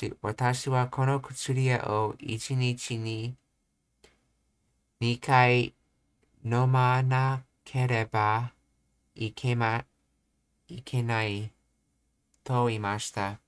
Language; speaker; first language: Japanese; non-native, learner; English